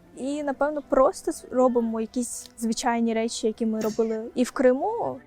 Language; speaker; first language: Ukrainian; non-native, local second language; Crimean Tatar